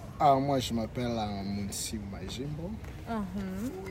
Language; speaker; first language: French; non-native, learner; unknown